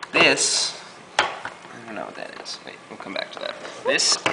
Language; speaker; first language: English; native; English